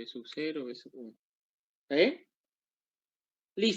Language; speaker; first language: Spanish; native; Spanish